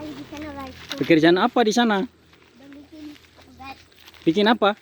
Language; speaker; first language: Malay; native; Malay